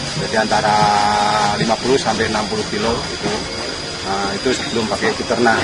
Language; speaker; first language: Indonesian; native; Indonesian